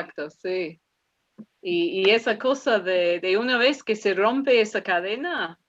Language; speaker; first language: Spanish; non-native, fluent; English